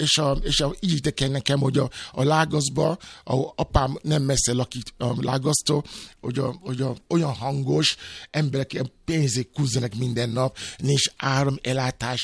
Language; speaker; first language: Hungarian; non-native, fluent; Yoruba